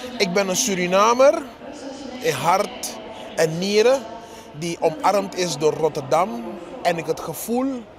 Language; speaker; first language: Dutch; native; Dutch